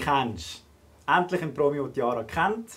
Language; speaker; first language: German; native; German